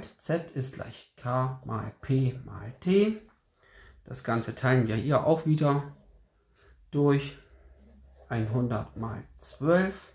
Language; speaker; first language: German; native; German